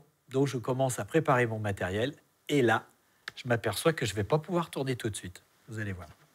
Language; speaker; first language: French; native; French